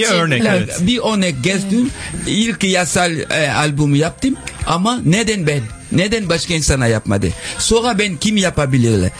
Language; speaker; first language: Turkish; non-native, learner; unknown